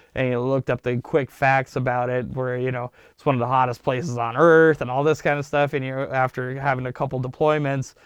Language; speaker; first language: English; early bilingual, other home language; Turkish